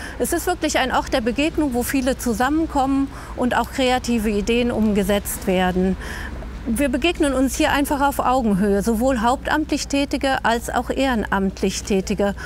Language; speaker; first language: German; native; German